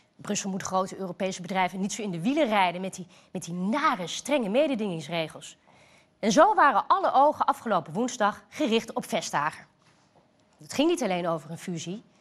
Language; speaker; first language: Dutch; native; Dutch